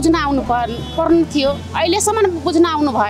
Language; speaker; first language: Nepali; non-native, local second language; Maithili